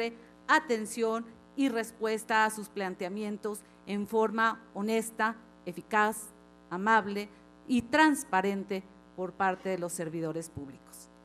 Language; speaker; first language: Spanish; native; Spanish